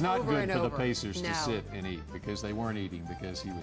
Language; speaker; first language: English; native; English